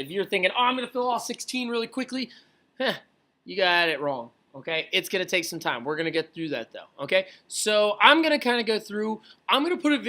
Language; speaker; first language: English; native; English